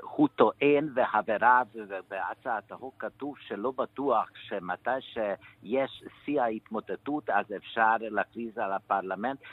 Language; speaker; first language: Hebrew; non-native, fluent; Hungarian